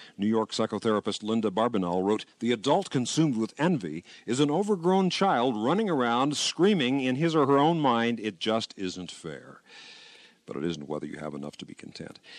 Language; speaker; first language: English; native; English